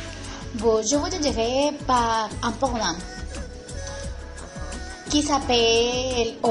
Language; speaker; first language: French; non-native, learner; Spanish